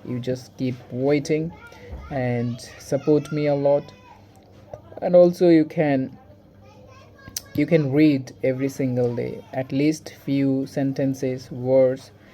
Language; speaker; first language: English; non-native, local second language; Bangla